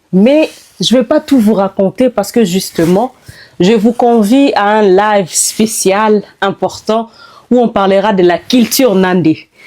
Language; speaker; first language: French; non-native, local second language; Nande